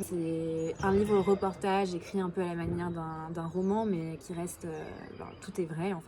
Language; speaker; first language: French; native; French